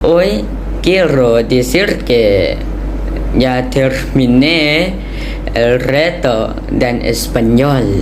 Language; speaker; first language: Spanish; non-native, learner; Thai